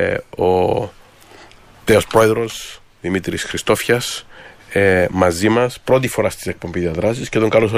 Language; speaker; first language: Greek; native; Greek